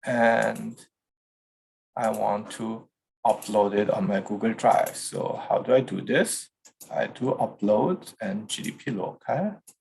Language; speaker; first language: English; non-native, fluent; Korean